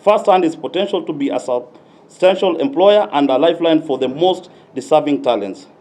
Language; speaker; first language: English; non-native, local second language; Swahili